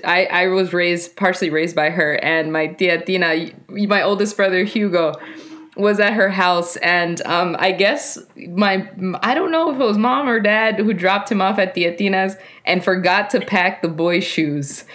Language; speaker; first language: English; early bilingual, other home language; Spanish